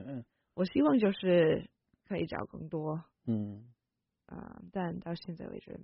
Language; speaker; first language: Chinese; non-native, fluent; English